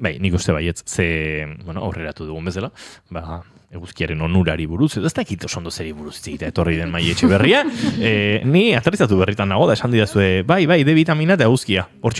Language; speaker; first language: Basque; native; Basque